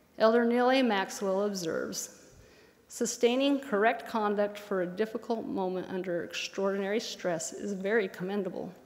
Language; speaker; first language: English; native; English